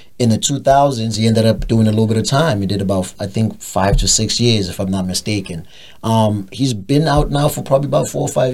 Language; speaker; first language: English; non-native, local second language; Zulu